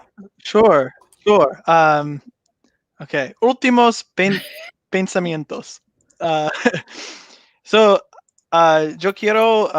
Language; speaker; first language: Spanish; non-native, learner; English